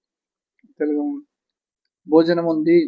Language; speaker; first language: Telugu; non-native, learner; Kannada